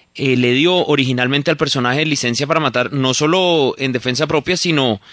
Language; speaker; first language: Spanish; native; Spanish